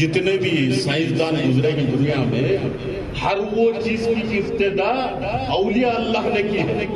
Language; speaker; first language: Urdu; native; Urdu